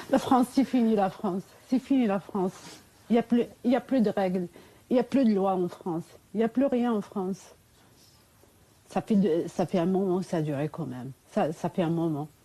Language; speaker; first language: French; non-native, fluent; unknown